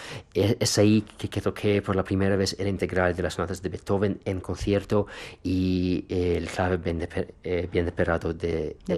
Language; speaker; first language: Spanish; non-native, fluent; Russian